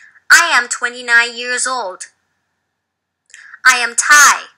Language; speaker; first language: English; non-native, fluent; Thai